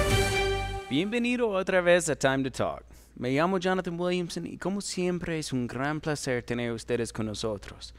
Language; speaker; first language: Spanish; non-native, fluent; English